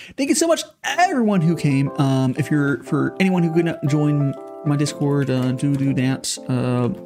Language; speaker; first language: English; native; English